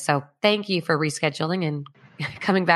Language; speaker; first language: English; native; English